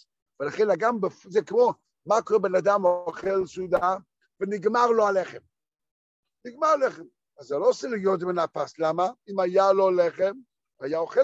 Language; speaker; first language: Hebrew; non-native, fluent; Yiddish